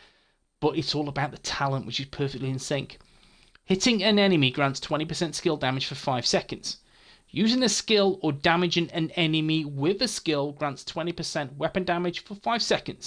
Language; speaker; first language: English; native; English